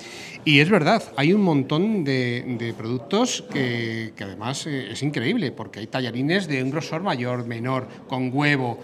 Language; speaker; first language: Spanish; native; Spanish